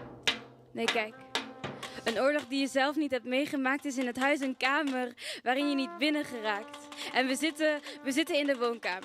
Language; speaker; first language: Dutch; early bilingual, other home language; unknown